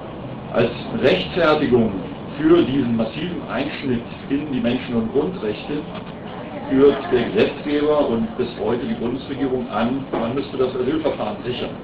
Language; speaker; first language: German; native; German